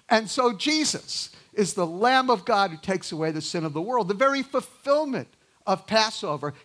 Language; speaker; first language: English; native; English